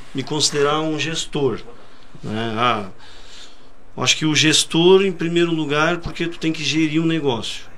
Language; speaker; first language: Portuguese; native; Portuguese